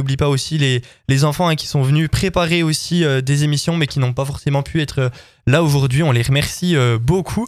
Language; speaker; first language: French; native; French